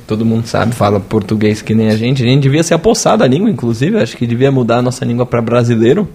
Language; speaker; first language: Portuguese; native; Portuguese